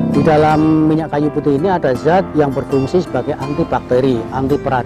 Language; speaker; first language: Indonesian; native; Indonesian